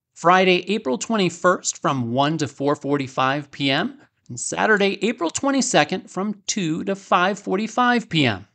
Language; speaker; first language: English; native; English